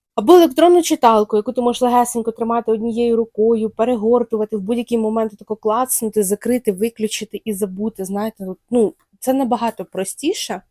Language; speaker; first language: Ukrainian; non-native, local second language; Russian